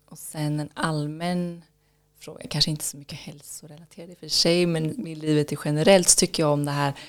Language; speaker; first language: Swedish; native; Swedish